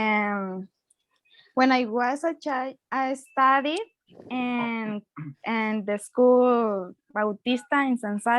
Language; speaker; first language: English; non-native, learner; Spanish